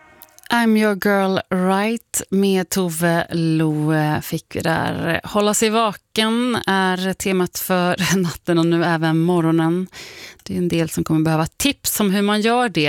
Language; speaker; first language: Swedish; native; Swedish